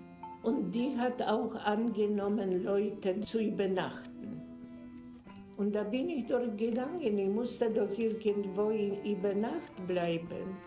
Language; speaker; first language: German; non-native, fluent; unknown